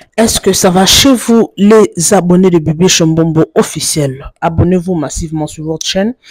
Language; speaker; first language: French; non-native, local second language; Lingala